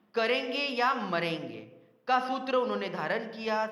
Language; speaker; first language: Hindi; non-native, local second language; Gujarati